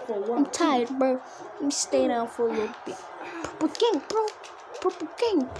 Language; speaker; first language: English; native; English